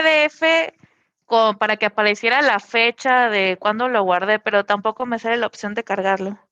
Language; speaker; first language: Spanish; native; Spanish